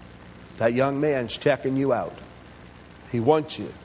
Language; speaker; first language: English; native; English